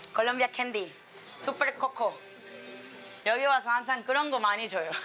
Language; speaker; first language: Korean; non-native, fluent; Spanish